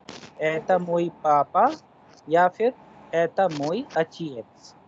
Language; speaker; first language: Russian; non-native, fluent; Hindi